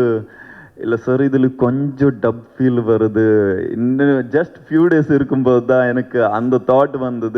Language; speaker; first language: Tamil; non-native, learner; Kannada